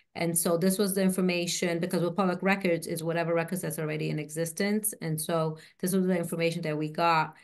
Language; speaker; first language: English; native; English